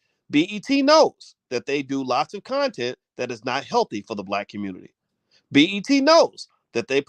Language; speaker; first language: English; native; English